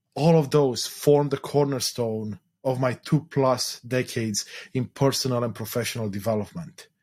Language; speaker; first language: English; non-native, fluent; Romanian